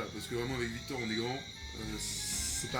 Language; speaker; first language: French; native; French